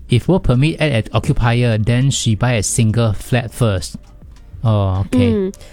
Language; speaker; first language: English; non-native, local second language; Chinese